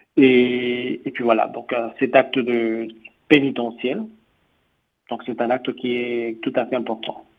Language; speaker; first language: French; non-native, fluent; Spanish